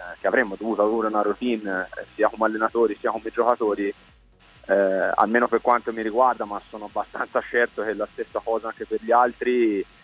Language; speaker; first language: Italian; native; Italian